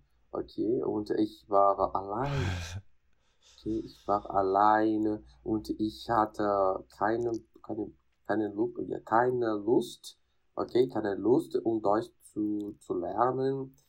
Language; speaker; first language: German; non-native, learner; Greek